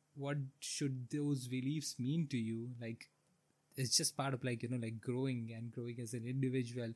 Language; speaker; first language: English; non-native, local second language; Hindi